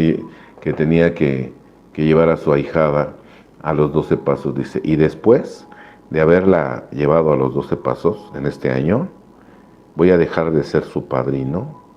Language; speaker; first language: Spanish; native; Spanish